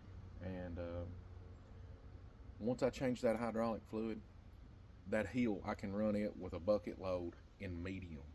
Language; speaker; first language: English; native; English